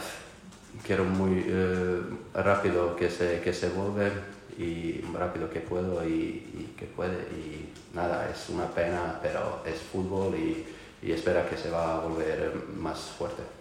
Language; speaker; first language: Spanish; non-native, learner; Croatian